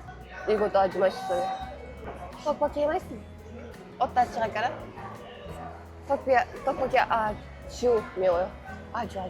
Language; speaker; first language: Korean; non-native, learner; Uzbek